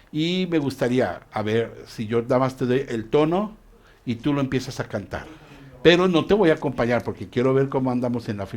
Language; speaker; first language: Spanish; native; Spanish